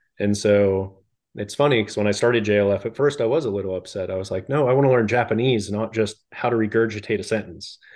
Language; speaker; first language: English; native; English